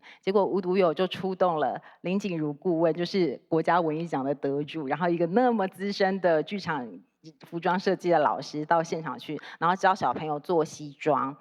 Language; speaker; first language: Chinese; native; Chinese